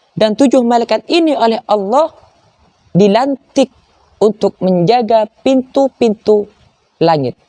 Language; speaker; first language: Malay; non-native, local second language; Madurese